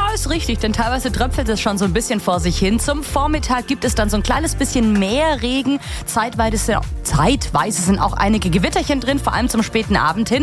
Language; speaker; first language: German; native; German